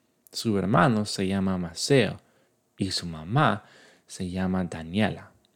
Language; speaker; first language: Spanish; non-native, learner; English